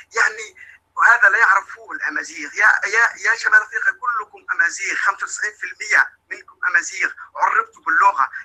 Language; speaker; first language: Arabic; native; Arabic